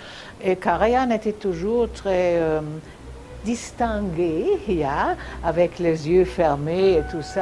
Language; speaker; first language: French; non-native, fluent; German